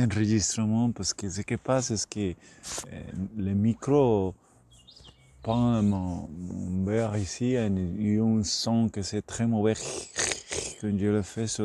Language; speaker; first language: French; non-native, learner; Spanish